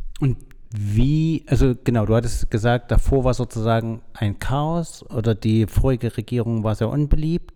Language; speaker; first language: German; native; German